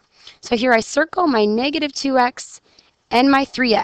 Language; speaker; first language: English; native; English